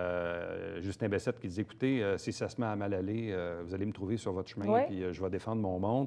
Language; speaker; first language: French; native; French